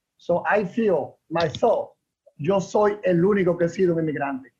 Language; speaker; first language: Spanish; native; Spanish